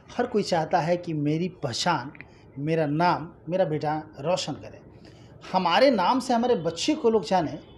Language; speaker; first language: Hindi; native; Hindi